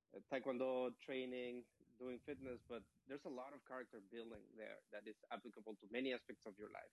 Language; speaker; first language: English; non-native, fluent; Spanish